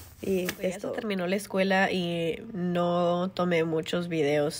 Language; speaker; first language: Spanish; early bilingual, heritage; Spanish